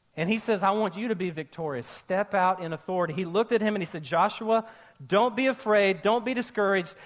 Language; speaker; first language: English; native; English